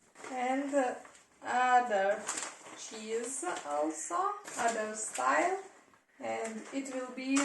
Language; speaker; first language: English; non-native, learner; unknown